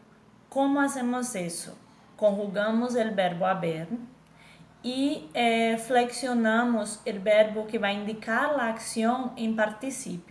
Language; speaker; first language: Spanish; non-native, fluent; Portuguese